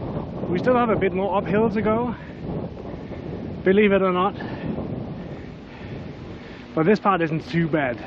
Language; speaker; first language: English; non-native, fluent; Danish